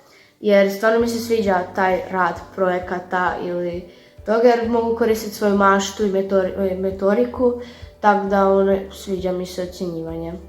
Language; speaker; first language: Croatian; native; Croatian